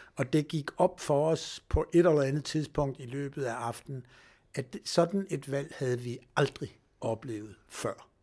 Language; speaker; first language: Danish; native; Danish